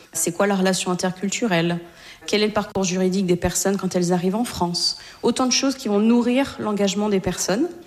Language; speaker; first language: French; native; French